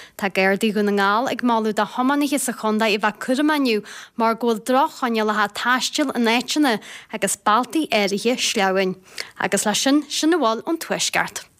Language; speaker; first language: Irish; native; Irish